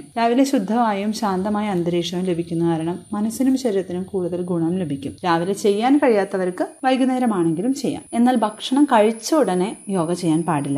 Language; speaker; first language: Malayalam; native; Malayalam